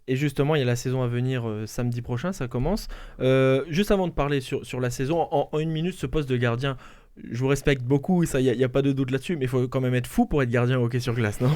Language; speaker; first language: French; native; French